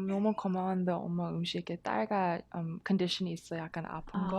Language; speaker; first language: Korean; early bilingual, heritage; English